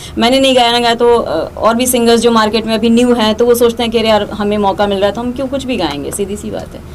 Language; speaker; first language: Hindi; native; Hindi